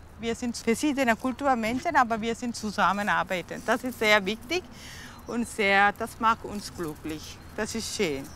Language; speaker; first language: German; non-native, learner; Tamil